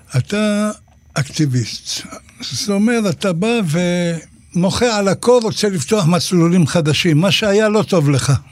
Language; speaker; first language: Hebrew; native; Hebrew